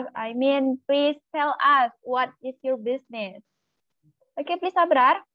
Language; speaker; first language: English; non-native, learner; Malay